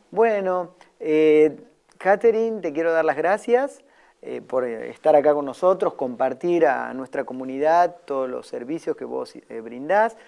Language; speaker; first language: Spanish; native; Spanish